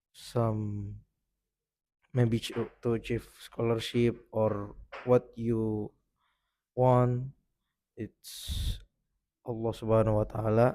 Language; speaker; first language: English; non-native, learner; Indonesian